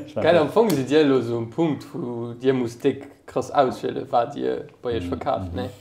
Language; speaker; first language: Luxembourgish; native; Luxembourgish